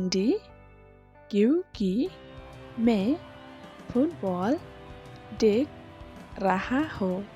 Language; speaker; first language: Hindi; non-native, local second language; Khasi